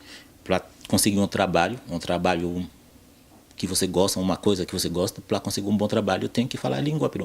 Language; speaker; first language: Portuguese; non-native, fluent; Haitian Creole